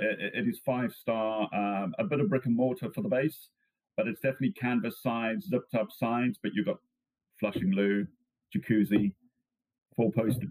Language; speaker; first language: English; native; English